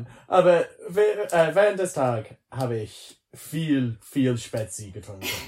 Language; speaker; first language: German; non-native, learner; English